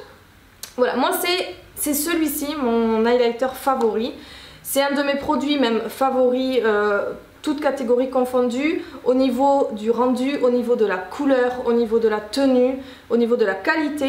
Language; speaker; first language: French; native; French